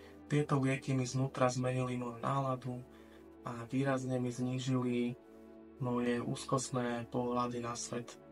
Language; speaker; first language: Slovak; native; Slovak